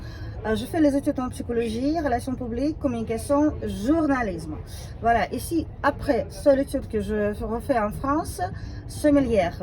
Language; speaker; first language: French; non-native, fluent; Russian